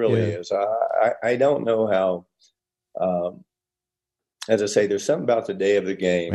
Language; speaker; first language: English; native; English